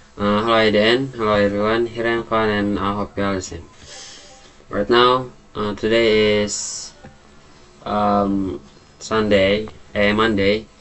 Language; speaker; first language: English; non-native, learner; Indonesian